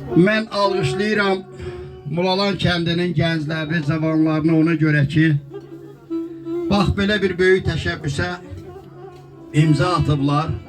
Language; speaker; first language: Azerbaijani; non-native, local second language; Talysh